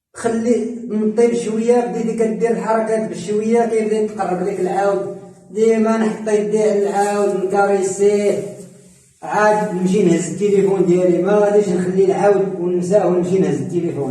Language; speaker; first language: Arabic; native; Arabic